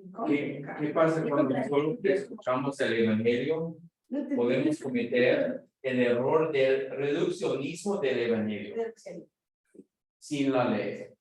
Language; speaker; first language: Spanish; non-native, fluent; English